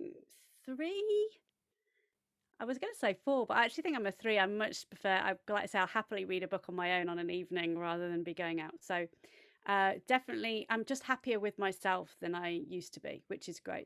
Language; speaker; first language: English; native; English